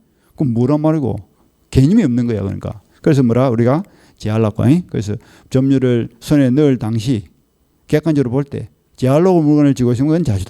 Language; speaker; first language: Korean; native; Korean